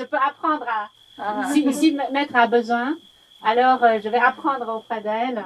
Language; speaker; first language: French; non-native, learner; Chinese